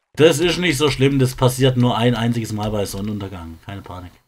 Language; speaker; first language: German; native; German